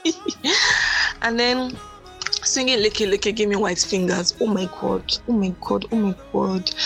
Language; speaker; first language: English; non-native, local second language; Yoruba